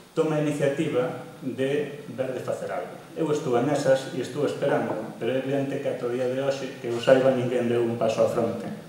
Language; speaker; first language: Galician; native; Galician